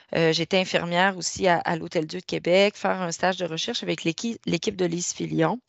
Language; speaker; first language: French; native; French